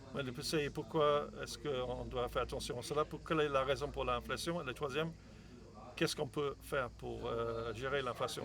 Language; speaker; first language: French; non-native, fluent; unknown